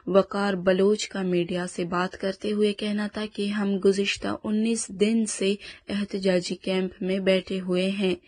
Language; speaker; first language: Urdu; non-native, local second language; Baluchi